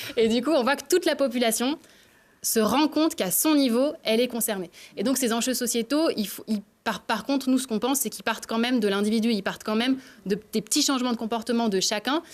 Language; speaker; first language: French; native; French